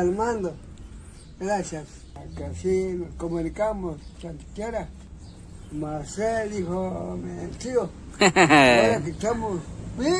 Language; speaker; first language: Spanish; non-native, local second language; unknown